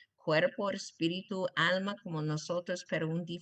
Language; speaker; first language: Spanish; non-native, learner; English